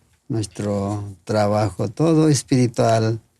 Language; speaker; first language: Spanish; non-native, local second language; Quechua